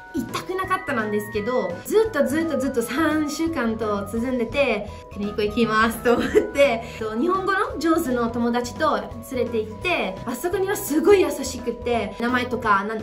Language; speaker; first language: Japanese; non-native, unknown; Italian